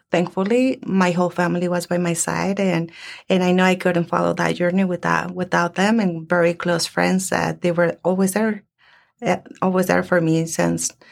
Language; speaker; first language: English; early bilingual, other home language; Spanish